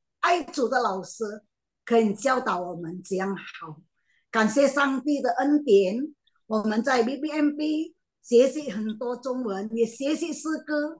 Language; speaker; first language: Chinese; non-native, learner; Min Nan Chinese